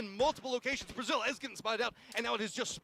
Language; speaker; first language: English; native; English